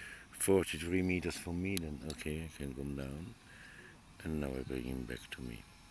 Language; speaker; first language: English; non-native, learner; Italian